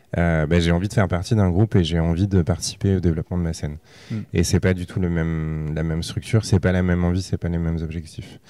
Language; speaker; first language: French; native; French